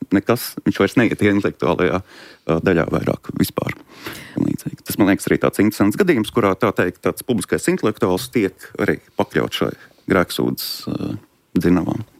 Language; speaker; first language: Latvian; native; Latvian